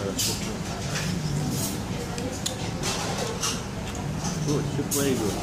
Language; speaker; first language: English; non-native, fluent; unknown